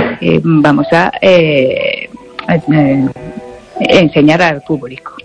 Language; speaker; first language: Spanish; non-native, learner; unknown